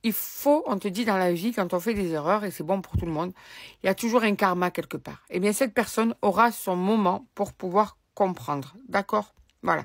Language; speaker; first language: French; native; French